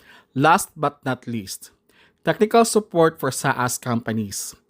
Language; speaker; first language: English; non-native, local second language; Filipino